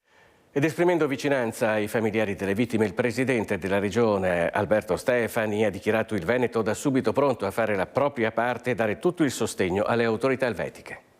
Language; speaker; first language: Italian; native; Italian